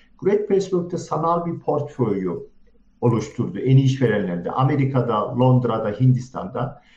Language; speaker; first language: Turkish; early bilingual, heritage; Turkish